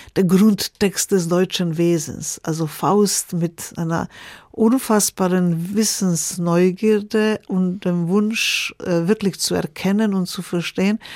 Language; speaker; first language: German; non-native, fluent; Croatian